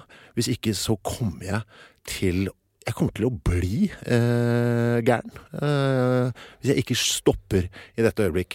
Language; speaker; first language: Norwegian; native; Norwegian